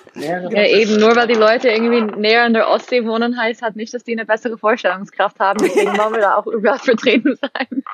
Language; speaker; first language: German; non-native, fluent; English